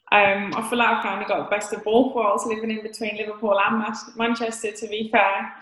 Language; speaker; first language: English; native; English